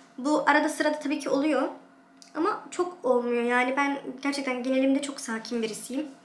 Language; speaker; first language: Turkish; early bilingual, heritage; Turkish